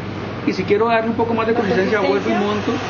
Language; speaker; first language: Spanish; native; Spanish